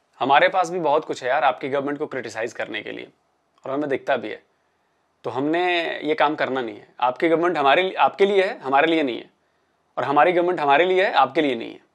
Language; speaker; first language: Hindi; native; Hindi